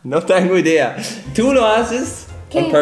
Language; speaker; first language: Spanish; non-native, learner; German